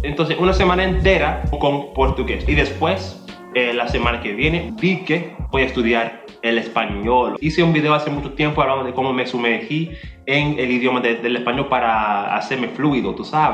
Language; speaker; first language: Spanish; non-native, fluent; English